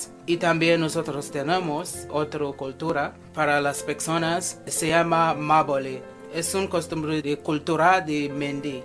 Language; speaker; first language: Spanish; non-native, fluent; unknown